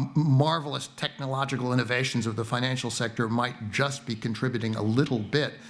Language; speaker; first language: English; native; English